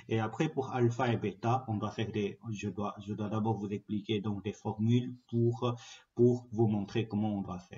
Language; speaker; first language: French; non-native, fluent; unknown